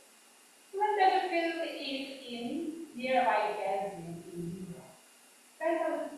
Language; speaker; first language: English; non-native, learner; Korean